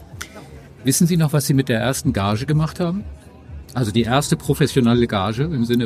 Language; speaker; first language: German; native; German